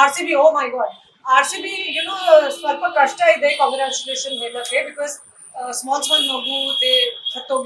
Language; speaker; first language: Kannada; non-native, local second language; Hindi